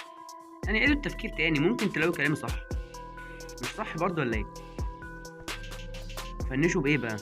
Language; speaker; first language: Arabic; native; Arabic